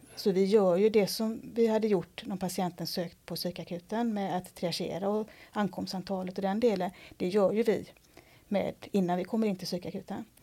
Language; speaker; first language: Swedish; native; Swedish